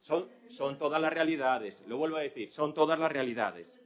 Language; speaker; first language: Spanish; native; Spanish